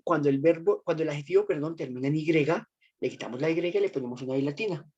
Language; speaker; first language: Spanish; native; Spanish